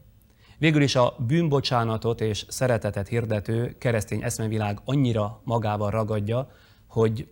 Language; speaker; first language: Hungarian; native; Hungarian